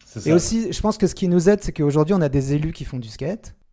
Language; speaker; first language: French; native; French